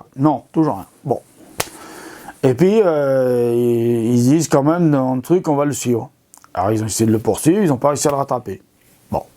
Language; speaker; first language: French; native; French